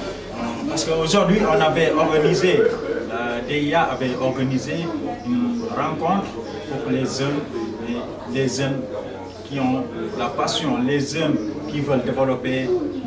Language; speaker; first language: French; non-native, local second language; Wolof